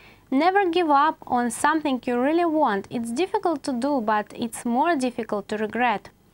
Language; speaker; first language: English; non-native, fluent; Russian